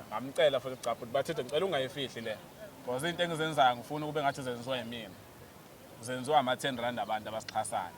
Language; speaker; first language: Zulu; native; Zulu